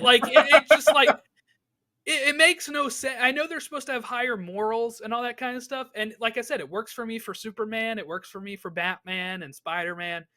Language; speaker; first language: English; native; English